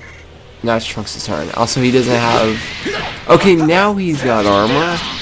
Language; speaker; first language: English; native; English